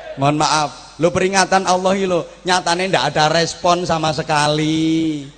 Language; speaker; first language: Indonesian; non-native, local second language; Javanese